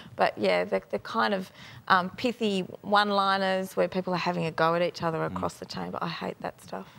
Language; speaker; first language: English; native; English